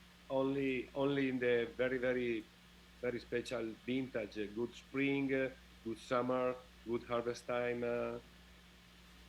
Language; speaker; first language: English; non-native, learner; Italian